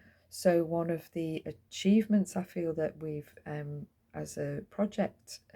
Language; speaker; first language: English; native; English